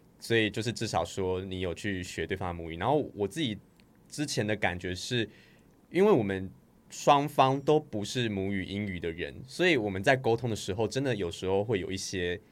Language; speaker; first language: Chinese; native; Chinese